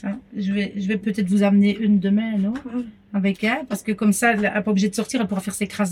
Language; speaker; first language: French; native; French